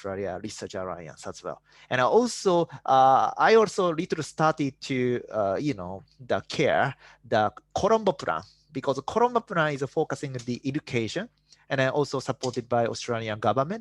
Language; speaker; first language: English; non-native, fluent; Japanese